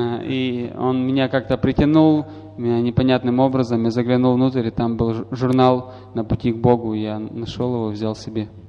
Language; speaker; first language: Russian; native; Russian